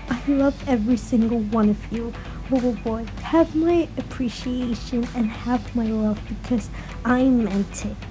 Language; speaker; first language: English; non-native, local second language; Malay